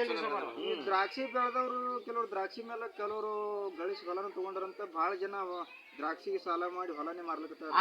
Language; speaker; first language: Kannada; native; Kannada